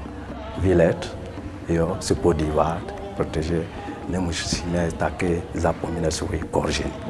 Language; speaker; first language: Czech; non-native, learner; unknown